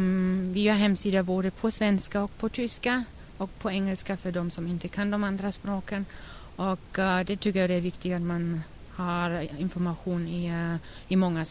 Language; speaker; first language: Swedish; non-native, fluent; German